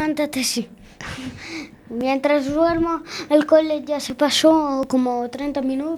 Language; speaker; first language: Spanish; early bilingual, other home language; Ukrainian